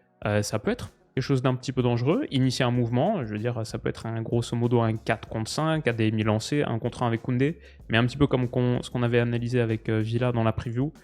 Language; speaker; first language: French; native; French